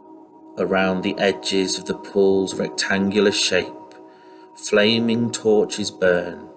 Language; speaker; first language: English; native; English